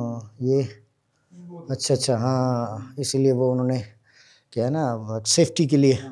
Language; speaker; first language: Hindi; non-native, fluent; Bangla